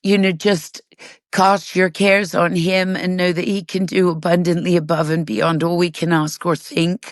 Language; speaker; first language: English; native; English